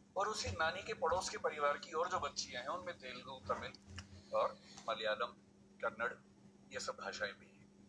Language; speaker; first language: Hindi; native; Hindi